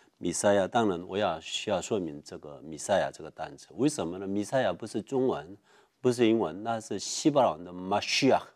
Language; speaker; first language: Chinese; non-native, fluent; Korean